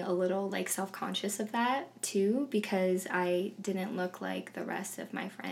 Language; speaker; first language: English; native; English